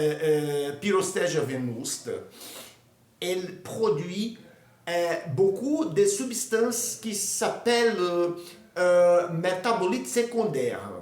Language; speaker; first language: French; non-native, fluent; Portuguese